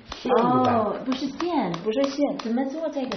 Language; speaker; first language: Chinese; non-native, learner; English